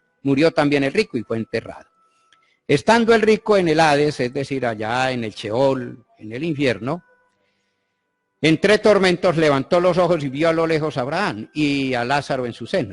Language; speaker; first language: Spanish; native; Spanish